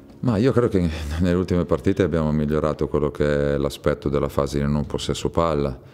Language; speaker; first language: Italian; native; Italian